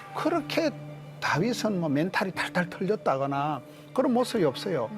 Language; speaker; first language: Korean; native; Korean